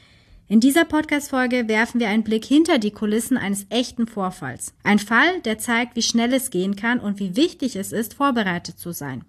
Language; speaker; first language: German; native; German